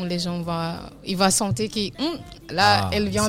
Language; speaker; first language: French; non-native, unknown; Kabuverdianu